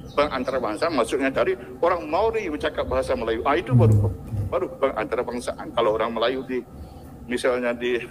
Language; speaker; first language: Malay; non-native, local second language; Iban